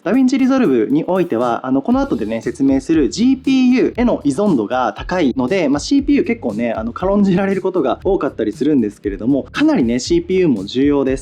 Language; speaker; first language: Japanese; native; Japanese